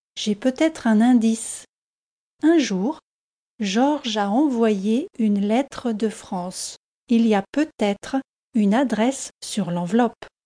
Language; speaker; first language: French; native; French